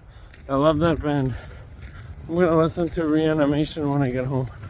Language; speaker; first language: English; native; English